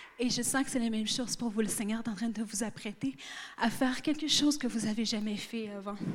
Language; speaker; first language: French; native; French